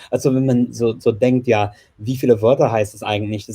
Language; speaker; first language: German; non-native, fluent; English